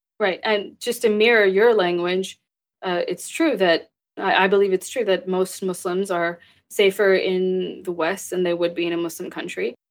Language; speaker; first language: English; early bilingual, other home language; Urdu